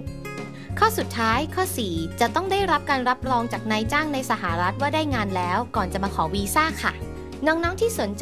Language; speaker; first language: Thai; native; Thai